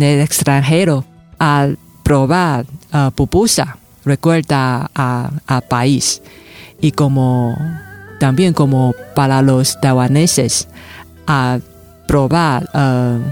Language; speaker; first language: Spanish; non-native, fluent; Chinese